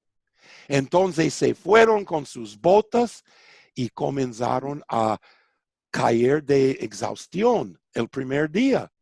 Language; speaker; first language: Spanish; non-native, fluent; English